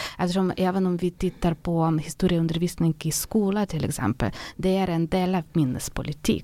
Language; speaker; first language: Swedish; non-native, fluent; Ukrainian